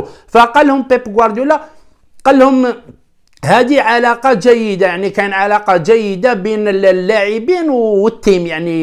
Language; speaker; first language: Arabic; native; Arabic